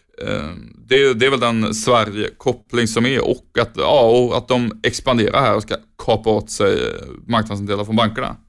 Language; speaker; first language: Swedish; native; Swedish